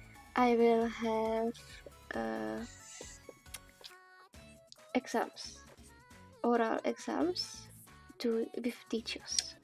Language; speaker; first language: English; non-native, learner; Czech